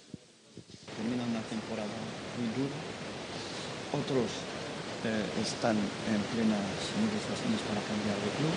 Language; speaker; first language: Spanish; non-native, fluent; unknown